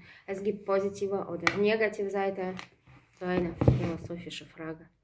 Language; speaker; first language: German; non-native, fluent; Russian